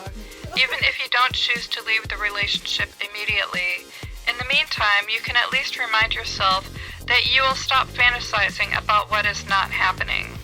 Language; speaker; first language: English; native; English